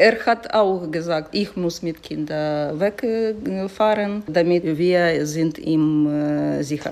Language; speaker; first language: German; non-native, learner; Ukrainian